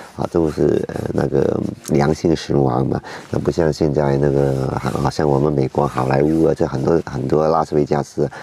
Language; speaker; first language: Chinese; native; Chinese